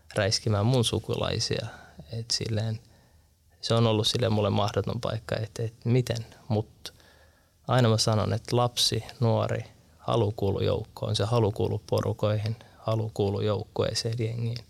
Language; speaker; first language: Finnish; early bilingual, other home language; Arabic